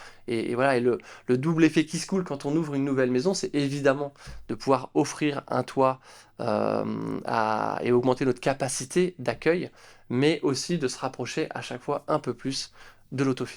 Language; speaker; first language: French; native; French